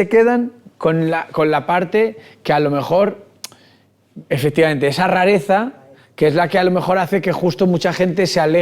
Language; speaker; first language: Spanish; native; Spanish